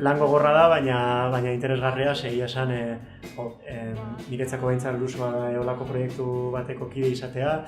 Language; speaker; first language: Basque; native; Basque